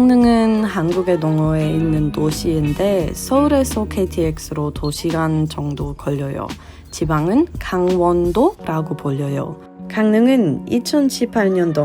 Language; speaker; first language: Korean; non-native, learner; German